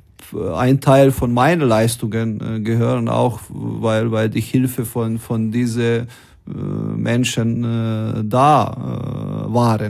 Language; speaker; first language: German; non-native, fluent; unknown